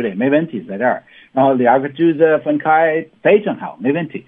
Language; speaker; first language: Chinese; non-native, learner; English